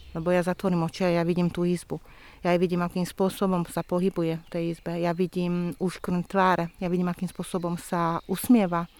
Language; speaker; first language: Slovak; non-native, local second language; Hungarian